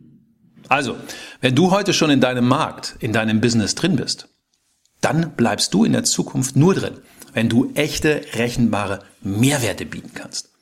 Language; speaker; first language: German; native; German